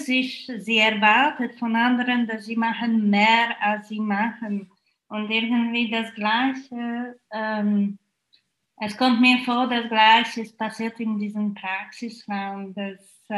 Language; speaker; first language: German; non-native, fluent; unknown